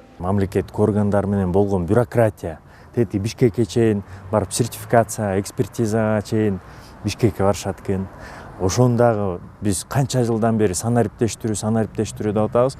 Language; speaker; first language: Kyrgyz; native; Kyrgyz